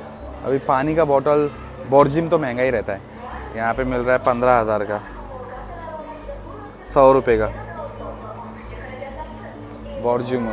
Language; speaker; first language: Hindi; native; Hindi